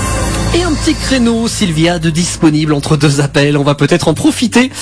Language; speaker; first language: French; native; French